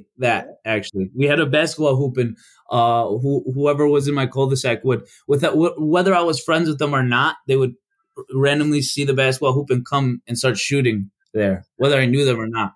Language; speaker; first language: English; early bilingual, other home language; Albanian